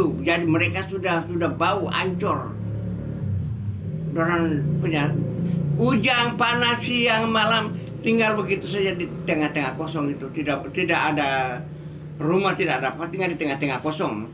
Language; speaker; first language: Indonesian; non-native, local second language; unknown